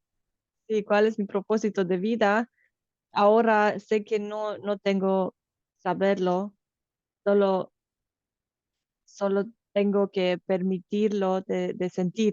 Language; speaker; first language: Spanish; non-native, fluent; Romanian